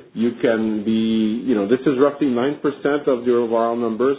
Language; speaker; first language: English; non-native, local second language; French